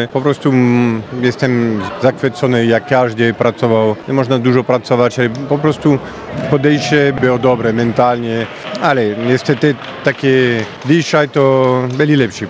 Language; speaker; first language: Polish; non-native, fluent; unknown